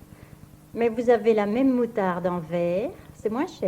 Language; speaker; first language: French; native; French